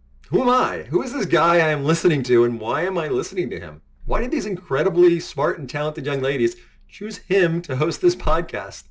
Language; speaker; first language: English; native; English